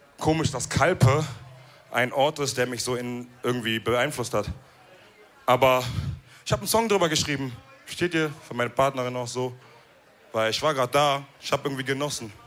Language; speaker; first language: German; early bilingual, other home language; Wolof